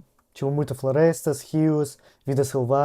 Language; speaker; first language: Portuguese; non-native, learner; Russian